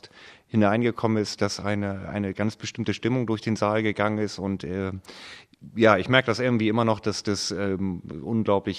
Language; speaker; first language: German; native; German